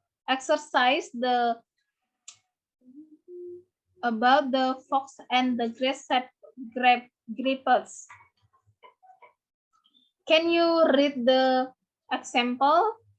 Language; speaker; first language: English; non-native, learner; Indonesian